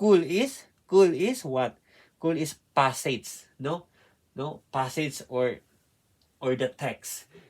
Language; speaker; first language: English; non-native, learner; Filipino